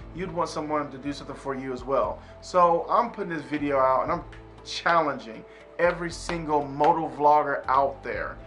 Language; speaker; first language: English; native; English